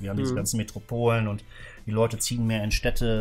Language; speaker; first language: German; native; German